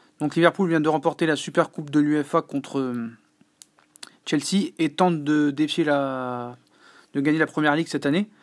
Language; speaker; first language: French; native; French